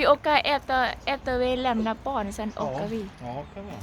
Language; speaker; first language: Swedish; non-native, fluent; Thai